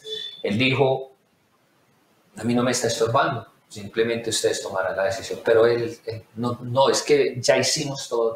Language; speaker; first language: Spanish; native; Spanish